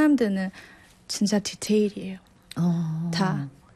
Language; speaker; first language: Korean; non-native, learner; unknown